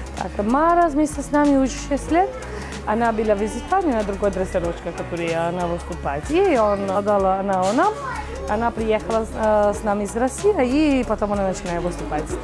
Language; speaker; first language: Russian; non-native, learner; Italian